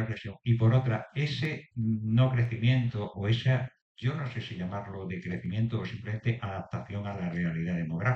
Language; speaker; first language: Spanish; native; Spanish